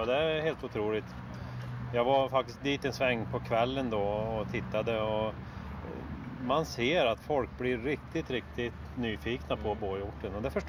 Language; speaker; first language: Swedish; native; Swedish